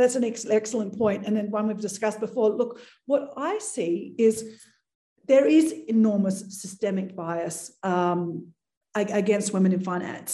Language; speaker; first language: English; native; English